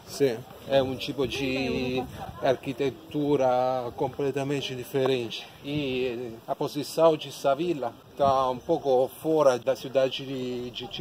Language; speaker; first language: Portuguese; non-native, learner; Italian